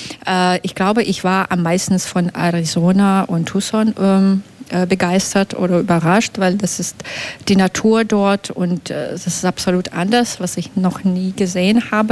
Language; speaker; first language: German; non-native, fluent; Belarusian